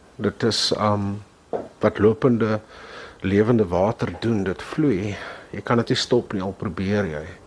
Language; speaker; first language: Afrikaans; non-native, local second language; English